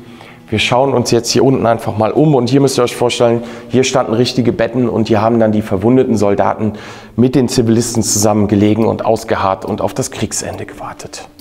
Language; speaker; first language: German; native; German